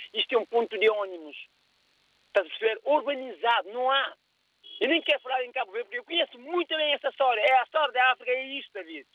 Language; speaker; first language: Portuguese; non-native, local second language; Kabuverdianu